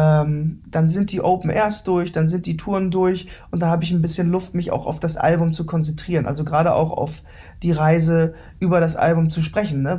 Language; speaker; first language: German; native; German